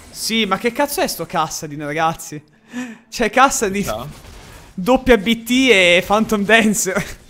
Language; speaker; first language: Italian; native; Italian